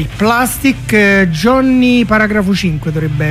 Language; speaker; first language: Italian; native; Italian